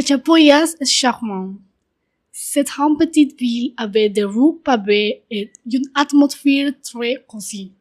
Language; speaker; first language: French; non-native, learner; Spanish